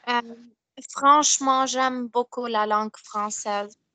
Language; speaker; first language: French; non-native, learner; Arabic